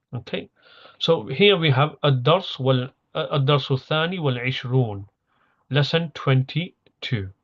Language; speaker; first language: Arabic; non-native, fluent; English